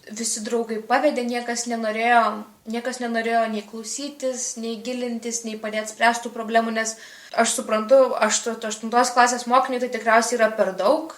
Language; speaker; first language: Lithuanian; native; Lithuanian